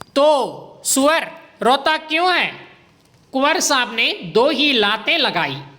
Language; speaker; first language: Hindi; non-native, local second language; Kannada